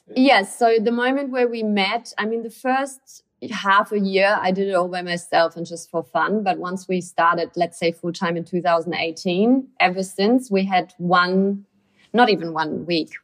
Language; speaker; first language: English; non-native, fluent; German